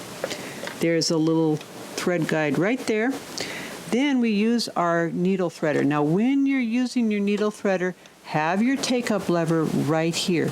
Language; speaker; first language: English; native; English